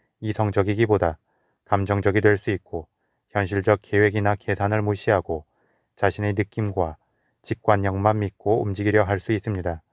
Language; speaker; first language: Korean; native; Korean